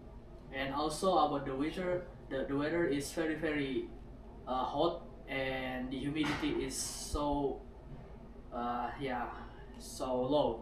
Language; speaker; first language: English; non-native, learner; Indonesian